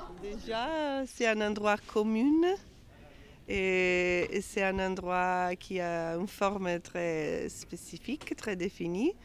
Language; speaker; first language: French; non-native, fluent; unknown